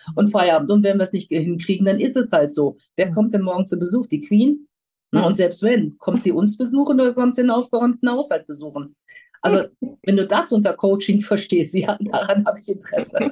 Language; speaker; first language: German; native; German